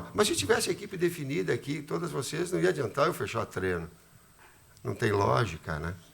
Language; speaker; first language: Portuguese; native; Portuguese